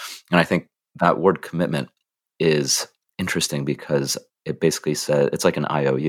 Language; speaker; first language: English; native; English